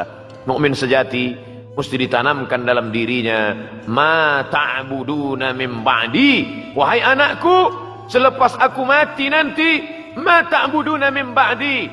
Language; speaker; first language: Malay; native; Malay